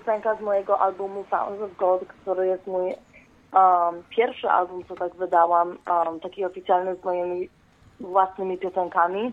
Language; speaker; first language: Polish; early bilingual, heritage; Polish